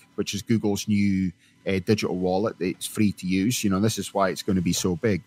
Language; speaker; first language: English; native; English